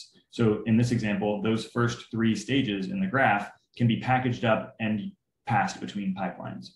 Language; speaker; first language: English; native; English